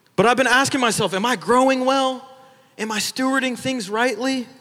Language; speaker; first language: English; early bilingual, other home language; Filipino